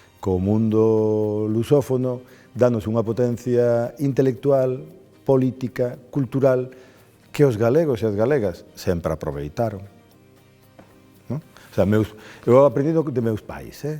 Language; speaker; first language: Galician; non-native, local second language; Spanish